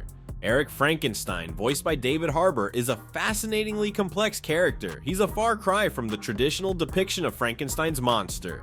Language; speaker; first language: English; native; English